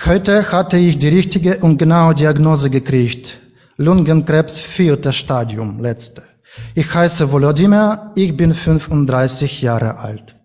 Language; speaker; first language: German; non-native, learner; Ukrainian